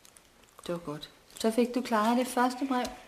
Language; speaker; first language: Danish; native; Danish